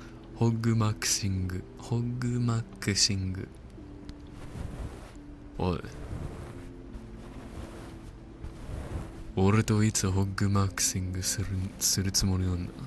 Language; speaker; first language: Japanese; non-native, fluent; English